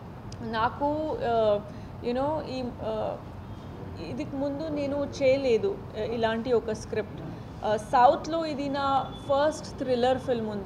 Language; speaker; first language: Telugu; non-native, fluent; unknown